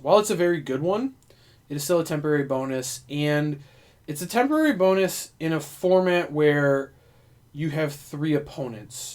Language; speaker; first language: English; native; English